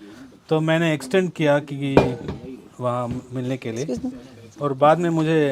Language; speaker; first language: Hindi; non-native, local second language; Kannada